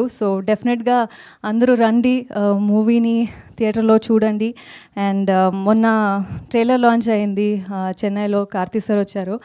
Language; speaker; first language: Telugu; non-native, fluent; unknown